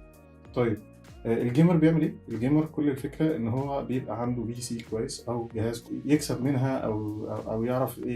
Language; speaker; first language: Arabic; native; Arabic